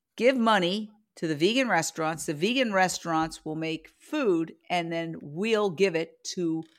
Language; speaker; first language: English; native; English